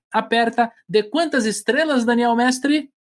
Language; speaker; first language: Portuguese; native; Portuguese